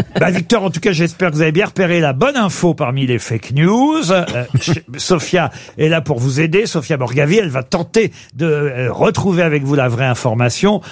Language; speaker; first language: French; native; French